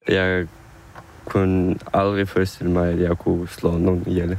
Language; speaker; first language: Danish; non-native, fluent; Ukrainian